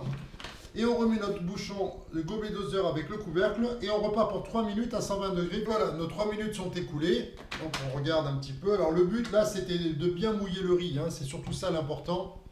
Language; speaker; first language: French; native; French